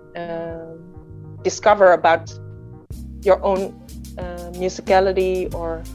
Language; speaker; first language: English; early bilingual, other home language; Indonesian